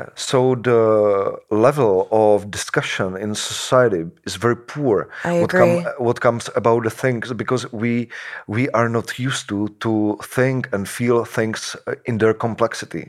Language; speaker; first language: English; non-native, fluent; Czech